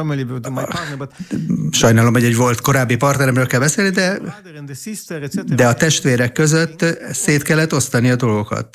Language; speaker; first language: Hungarian; non-native, fluent; Hebrew